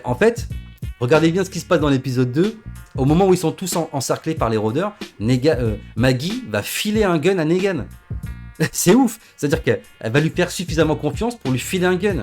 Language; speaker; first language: French; native; French